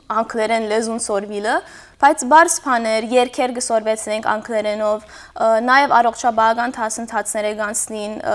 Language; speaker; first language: Armenian; early bilingual, heritage; Armenian